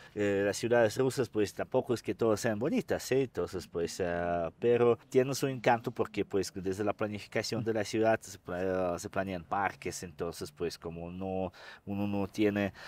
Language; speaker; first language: Spanish; non-native, fluent; Russian